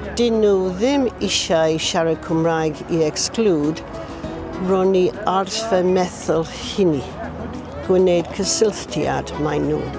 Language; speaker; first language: Welsh; non-native, learner; English